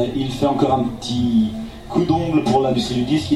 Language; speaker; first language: French; native; French